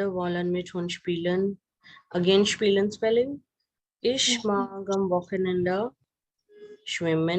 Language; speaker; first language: German; non-native, fluent; Hindi